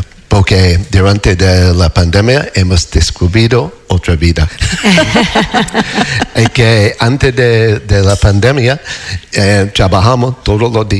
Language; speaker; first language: Spanish; non-native, learner; English